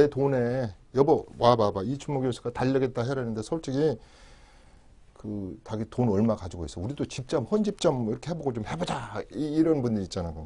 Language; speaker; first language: Korean; native; Korean